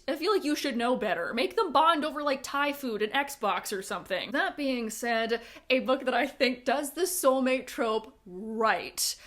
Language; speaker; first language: English; native; English